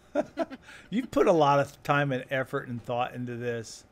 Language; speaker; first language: English; native; English